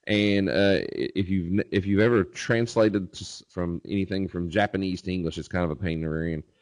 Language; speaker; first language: English; native; English